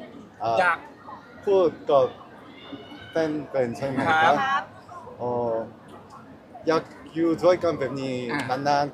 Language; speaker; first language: Thai; non-native, learner; Korean